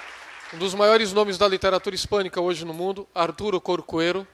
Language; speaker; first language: Portuguese; native; Portuguese